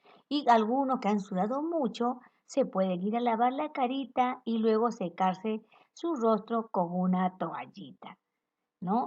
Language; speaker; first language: Spanish; native; Spanish